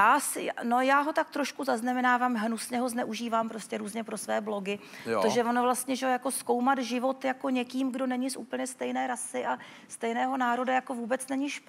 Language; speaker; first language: Czech; native; Czech